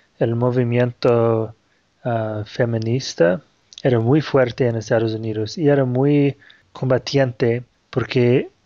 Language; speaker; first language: Spanish; non-native, fluent; Portuguese